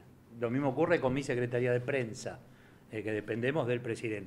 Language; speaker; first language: Spanish; native; Spanish